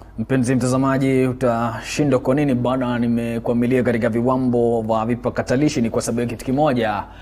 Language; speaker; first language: Swahili; non-native, local second language; Kalenjin